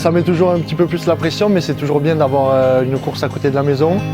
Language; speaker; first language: French; native; French